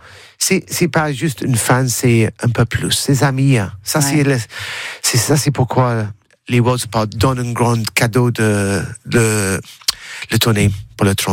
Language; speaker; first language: French; non-native, learner; English